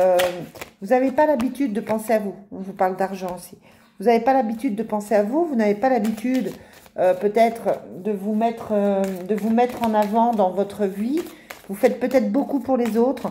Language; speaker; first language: French; native; French